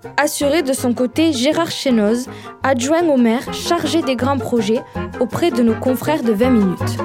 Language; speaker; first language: French; native; French